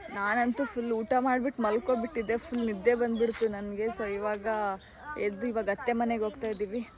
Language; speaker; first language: Kannada; non-native, local second language; Konkani